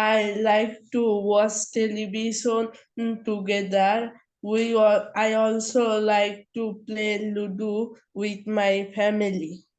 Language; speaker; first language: English; non-native, learner; Bangla